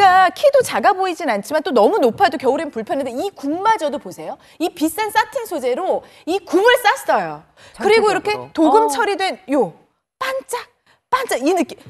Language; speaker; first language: Korean; native; Korean